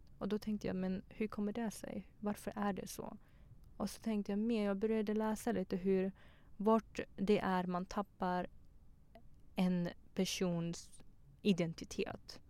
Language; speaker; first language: Swedish; early bilingual, other home language; Persian